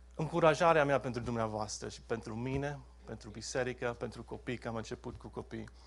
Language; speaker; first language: Romanian; native; Romanian